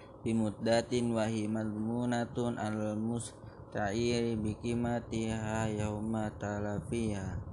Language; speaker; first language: Arabic; non-native, learner; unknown